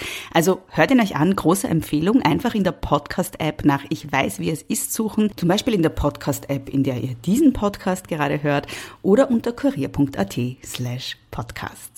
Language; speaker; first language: German; native; German